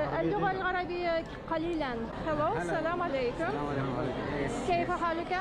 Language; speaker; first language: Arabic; non-native, learner; English